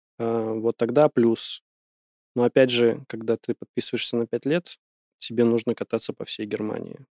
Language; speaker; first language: Russian; early bilingual, heritage; Russian